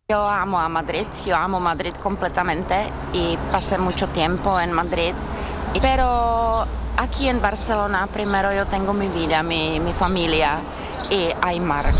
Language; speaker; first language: Spanish; non-native, fluent; Czech